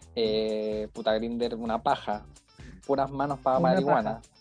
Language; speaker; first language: Spanish; native; Spanish